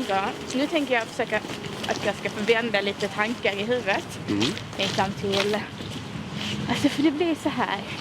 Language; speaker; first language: Swedish; native; Swedish